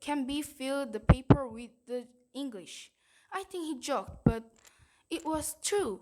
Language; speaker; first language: English; non-native, learner; Korean